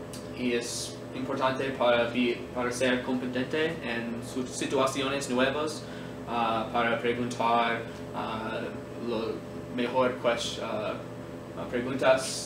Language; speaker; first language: Spanish; non-native, learner; English